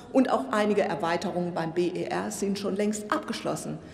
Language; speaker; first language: German; native; German